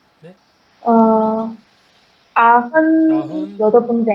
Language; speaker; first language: Korean; non-native, learner; Chinese